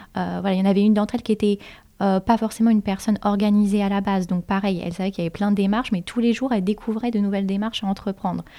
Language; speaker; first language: French; native; French